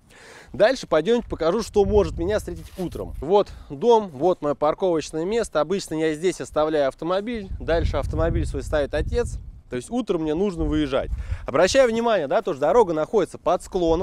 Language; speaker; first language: Russian; native; Russian